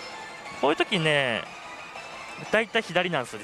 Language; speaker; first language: Japanese; native; Japanese